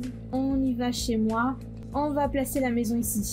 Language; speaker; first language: French; native; French